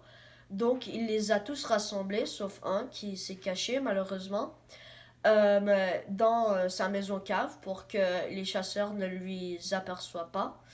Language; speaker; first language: French; non-native, learner; English